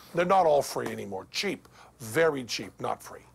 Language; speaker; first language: English; native; English